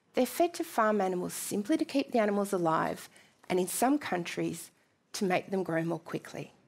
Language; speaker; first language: English; native; English